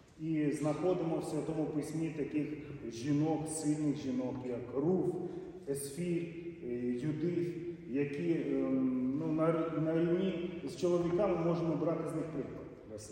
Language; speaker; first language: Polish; non-native, learner; Ukrainian